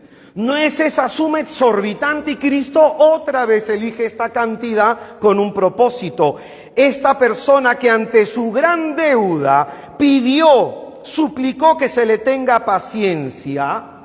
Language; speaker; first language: Spanish; native; Spanish